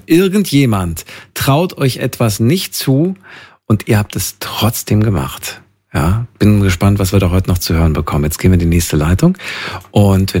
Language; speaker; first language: German; native; German